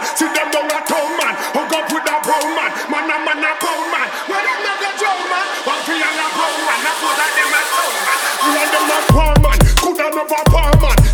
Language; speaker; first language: English; non-native, fluent; German